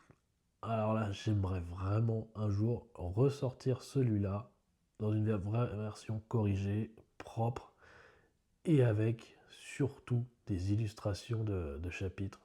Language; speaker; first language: French; native; French